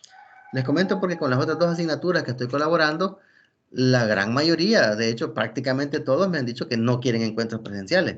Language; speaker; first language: Spanish; native; Spanish